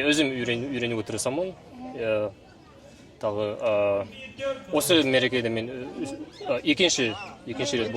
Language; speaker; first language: Kazakh; non-native, learner; Yakut